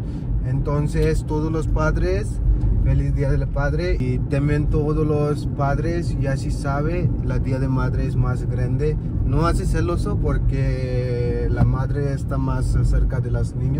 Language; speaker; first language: Spanish; non-native, learner; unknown